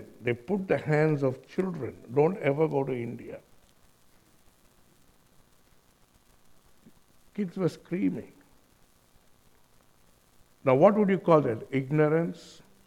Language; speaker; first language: English; non-native, local second language; Tamil